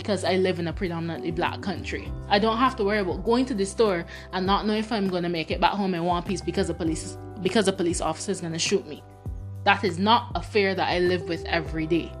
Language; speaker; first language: English; non-native, local second language; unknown